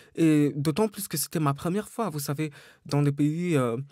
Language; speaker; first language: French; native; French